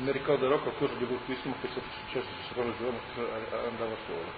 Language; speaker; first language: Italian; early bilingual, heritage; Italian